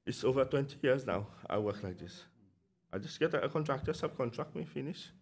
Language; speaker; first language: English; non-native, local second language; Seselwa Creole French